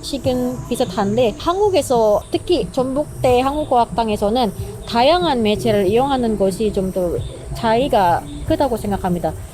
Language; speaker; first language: Korean; non-native, learner; Indonesian